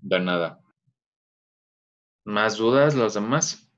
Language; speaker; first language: Spanish; native; Spanish